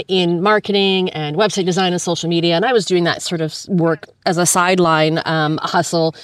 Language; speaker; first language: English; native; English